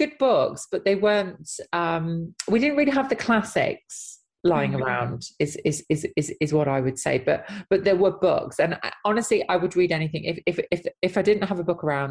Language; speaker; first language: English; native; English